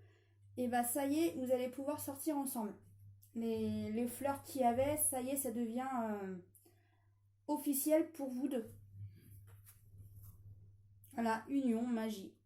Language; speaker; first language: French; native; French